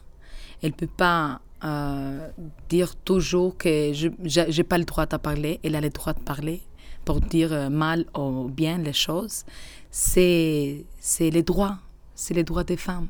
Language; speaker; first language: French; non-native, learner; Albanian